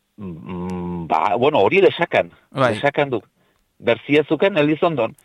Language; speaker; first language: Basque; native; Basque